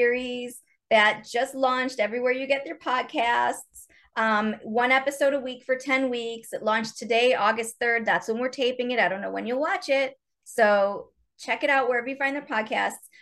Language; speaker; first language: English; native; English